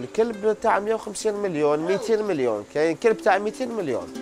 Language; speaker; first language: Arabic; native; Arabic